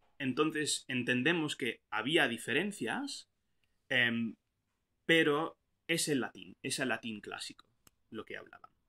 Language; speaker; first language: Spanish; non-native, fluent; English